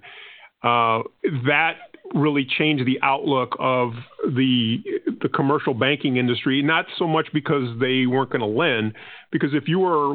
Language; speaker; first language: English; non-native, fluent; Spanish